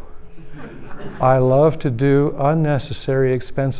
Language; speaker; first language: English; native; English